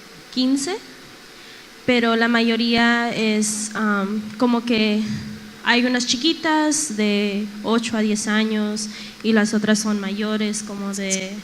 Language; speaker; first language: Spanish; early bilingual, heritage; Spanish